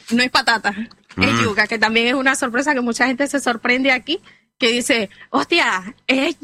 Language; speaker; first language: Spanish; native; Spanish